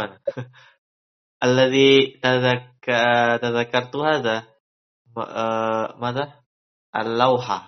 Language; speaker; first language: Arabic; non-native, fluent; Indonesian